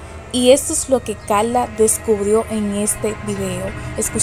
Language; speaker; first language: Spanish; native; Spanish